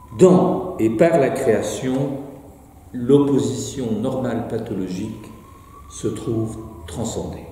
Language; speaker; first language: French; native; French